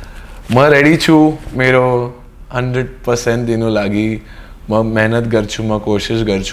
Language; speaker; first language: Nepali; non-native, learner; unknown